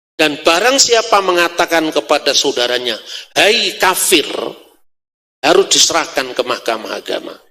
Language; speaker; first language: Indonesian; non-native, local second language; Javanese